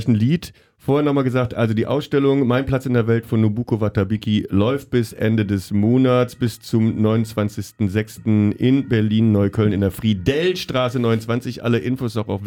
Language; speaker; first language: German; native; German